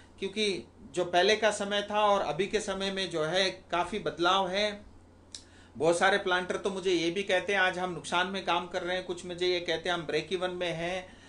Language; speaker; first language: Hindi; non-native, local second language; Nepali